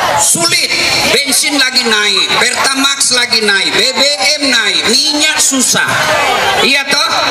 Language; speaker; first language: Indonesian; non-native, local second language; Buginese